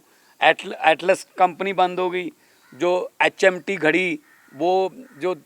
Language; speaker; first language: Hindi; non-native, local second language; Punjabi